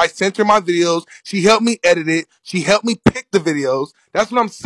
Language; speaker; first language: English; native; English